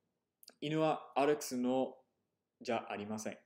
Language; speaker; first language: Japanese; non-native, fluent; English